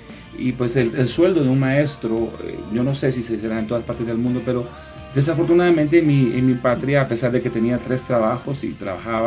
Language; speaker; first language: Spanish; native; Spanish